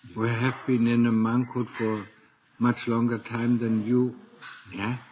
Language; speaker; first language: English; non-native, fluent; German